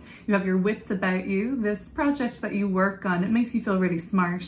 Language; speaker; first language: English; native; English